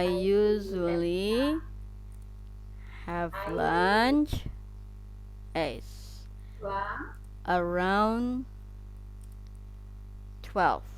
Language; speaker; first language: English; non-native, fluent; Indonesian